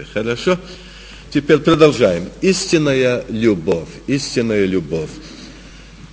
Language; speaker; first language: Russian; early bilingual, heritage; Russian